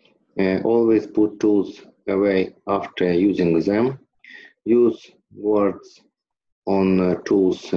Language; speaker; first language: English; non-native, learner; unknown